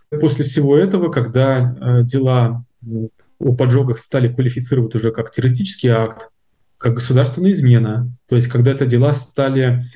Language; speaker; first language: Russian; native; Russian